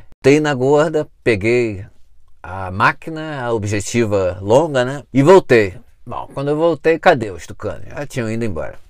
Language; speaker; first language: Portuguese; native; Portuguese